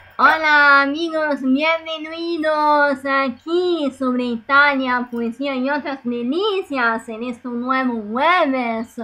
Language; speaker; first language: Spanish; non-native, fluent; Italian